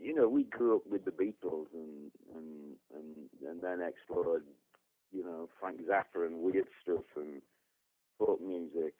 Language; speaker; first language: English; native; English